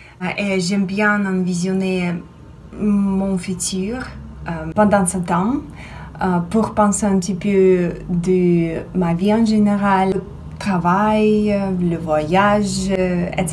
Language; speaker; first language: French; non-native, fluent; Russian